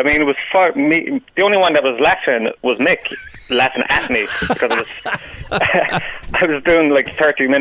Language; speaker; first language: English; native; English